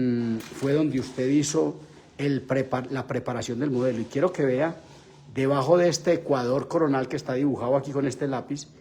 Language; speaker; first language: Spanish; native; Spanish